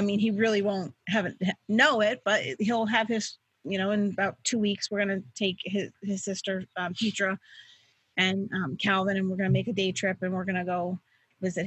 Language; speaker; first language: English; native; English